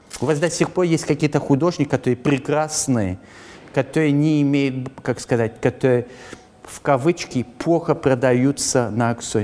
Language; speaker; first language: Russian; early bilingual, heritage; Russian